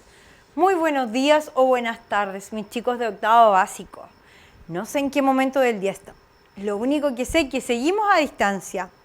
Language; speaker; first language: Spanish; native; Spanish